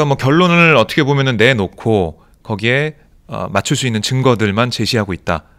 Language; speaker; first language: Korean; native; Korean